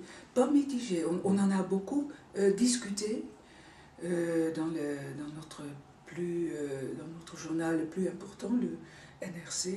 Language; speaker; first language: French; non-native, fluent; Dutch